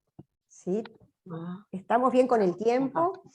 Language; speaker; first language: Spanish; native; Spanish